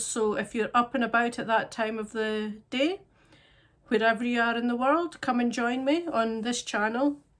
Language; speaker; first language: English; native; English